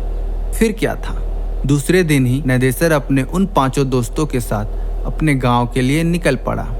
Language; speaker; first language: Hindi; native; Hindi